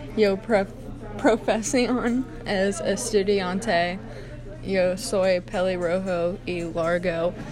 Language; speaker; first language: Spanish; non-native, learner; English